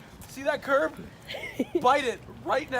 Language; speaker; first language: English; native; English